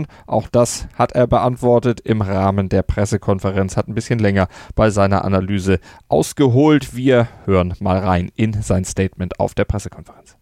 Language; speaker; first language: German; native; German